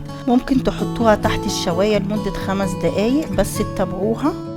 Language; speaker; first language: Arabic; native; Arabic